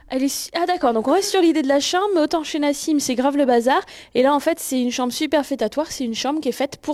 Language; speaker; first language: French; native; French